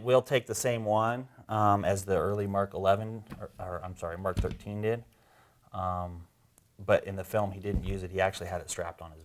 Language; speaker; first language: English; native; English